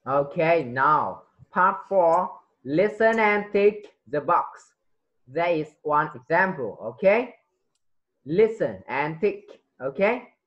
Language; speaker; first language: English; non-native, fluent; Vietnamese